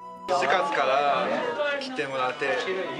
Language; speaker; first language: Japanese; non-native, fluent; Chinese